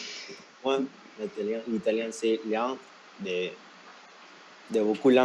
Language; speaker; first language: French; non-native, fluent; Spanish